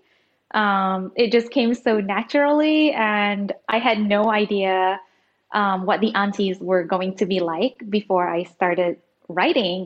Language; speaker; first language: English; early bilingual, other home language; Indonesian